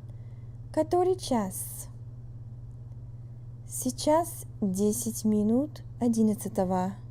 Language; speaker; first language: Russian; non-native, fluent; English